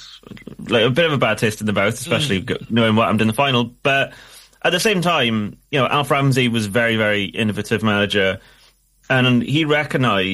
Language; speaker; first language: English; native; English